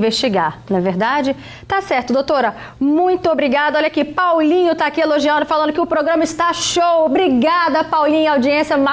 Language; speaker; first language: Portuguese; native; Portuguese